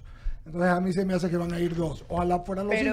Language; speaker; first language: Spanish; native; Spanish